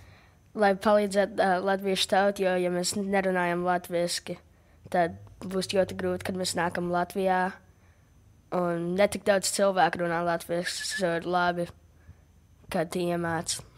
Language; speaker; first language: Latvian; early bilingual, heritage; English